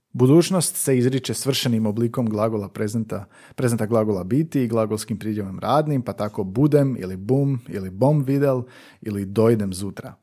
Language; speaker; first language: Croatian; native; Croatian